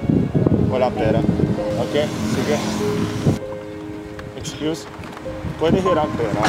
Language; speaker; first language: Filipino; non-native, learner; Arabic